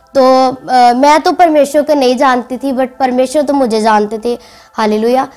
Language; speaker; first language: Hindi; native; Hindi